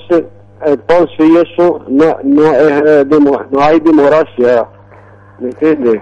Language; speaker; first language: Spanish; non-native, fluent; Arabic